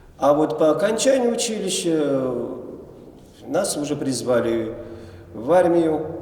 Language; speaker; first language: Russian; non-native, local second language; Chuvash